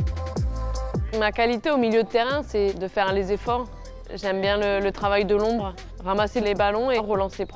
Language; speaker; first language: French; native; French